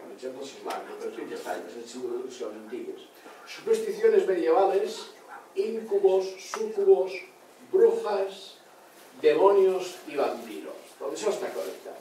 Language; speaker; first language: Spanish; non-native, local second language; Catalan